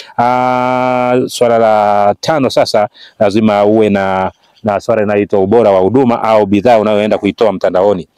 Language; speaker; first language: Swahili; native; Swahili